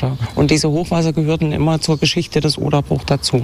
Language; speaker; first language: German; native; German